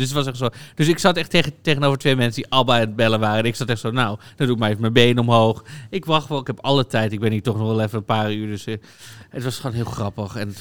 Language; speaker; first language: Dutch; native; Dutch